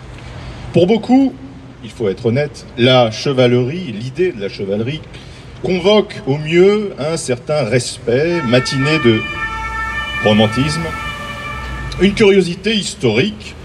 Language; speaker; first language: French; native; French